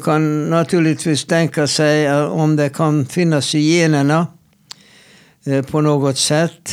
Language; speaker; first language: Swedish; non-native, fluent; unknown